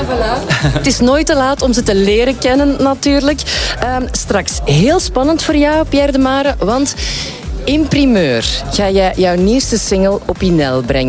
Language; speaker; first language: Dutch; native; Dutch